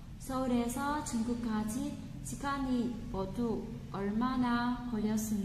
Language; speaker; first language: Korean; non-native, fluent; Vietnamese